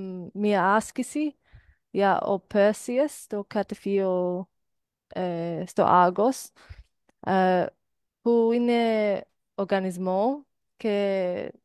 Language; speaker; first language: Greek; non-native, learner; English